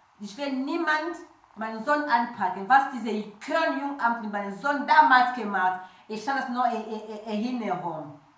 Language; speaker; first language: German; non-native, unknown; French